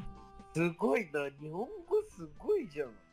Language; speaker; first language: Japanese; non-native, fluent; Portuguese